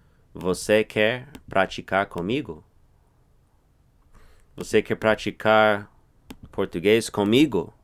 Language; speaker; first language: Portuguese; non-native, fluent; English